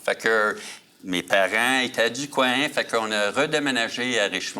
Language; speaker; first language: French; native; French